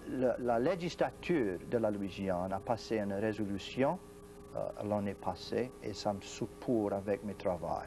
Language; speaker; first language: French; non-native, local second language; English